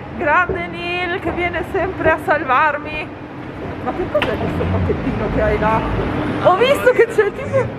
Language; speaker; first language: Italian; native; Italian